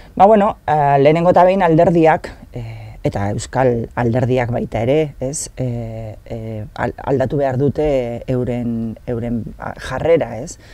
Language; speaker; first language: Basque; non-native, local second language; Spanish